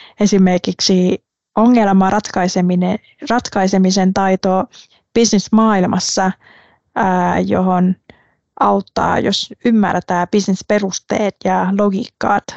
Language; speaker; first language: Finnish; non-native, fluent; Vietnamese